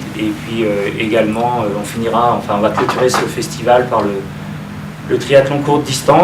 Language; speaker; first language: French; native; French